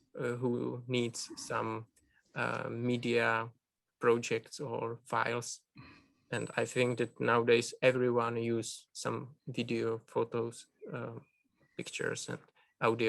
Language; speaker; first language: English; non-native, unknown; Czech